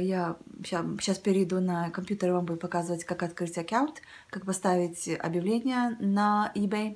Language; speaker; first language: Russian; early bilingual, heritage; Russian